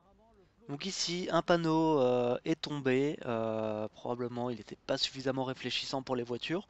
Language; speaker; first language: French; native; French